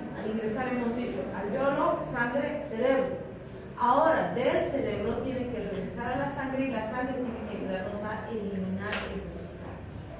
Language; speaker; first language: Spanish; native; Spanish